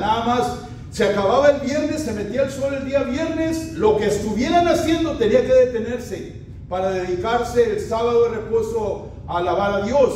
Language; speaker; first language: Spanish; native; Spanish